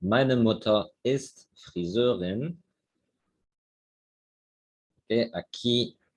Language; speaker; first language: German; non-native, fluent; Spanish